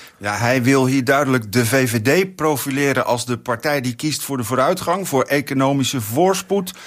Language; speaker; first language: Dutch; native; Dutch